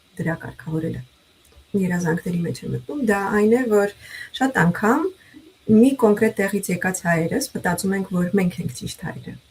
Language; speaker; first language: Armenian; native; Armenian